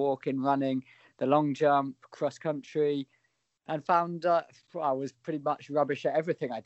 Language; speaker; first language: English; native; English